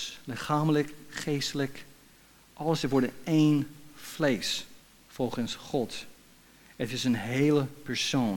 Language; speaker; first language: Dutch; non-native, fluent; English